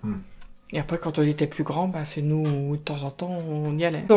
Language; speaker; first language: French; native; French